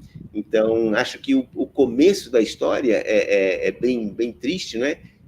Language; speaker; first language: Portuguese; native; Portuguese